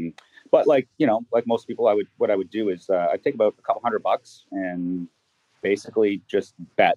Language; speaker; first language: English; native; English